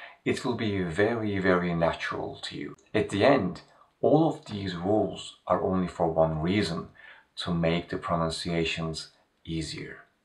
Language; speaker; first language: English; non-native, fluent; Turkish